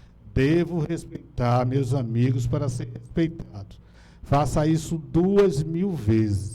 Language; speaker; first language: Portuguese; native; Portuguese